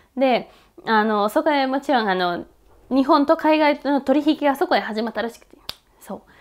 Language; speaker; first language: Japanese; non-native, fluent; Spanish